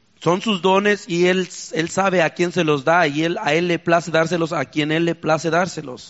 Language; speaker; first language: Spanish; native; Spanish